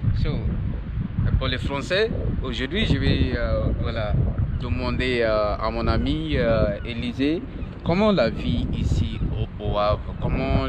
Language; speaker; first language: French; non-native, learner; English